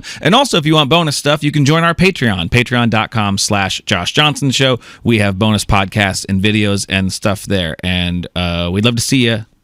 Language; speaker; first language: English; native; English